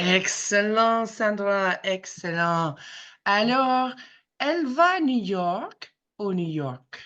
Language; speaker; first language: French; non-native, fluent; English